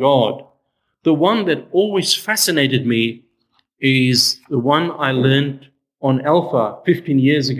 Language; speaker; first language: English; native; English